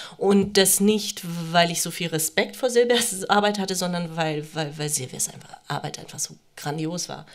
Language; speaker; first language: German; early bilingual, other home language; Romanian